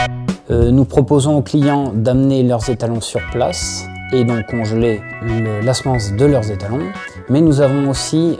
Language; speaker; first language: French; native; French